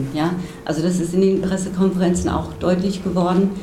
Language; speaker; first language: German; native; German